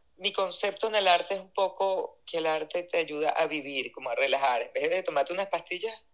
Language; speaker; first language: Spanish; native; Spanish